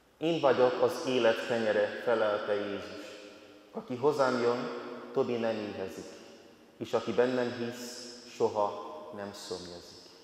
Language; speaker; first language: Hungarian; non-native, fluent; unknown